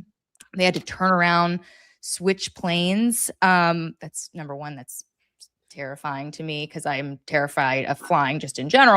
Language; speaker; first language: English; native; English